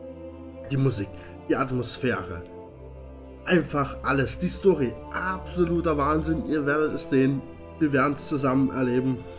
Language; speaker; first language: German; native; German